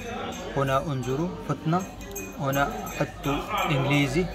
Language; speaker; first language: Arabic; non-native, fluent; Pashto